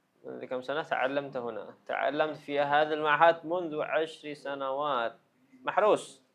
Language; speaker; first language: Arabic; non-native, fluent; Indonesian